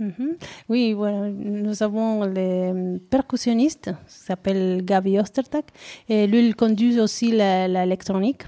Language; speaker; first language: French; non-native, learner; Spanish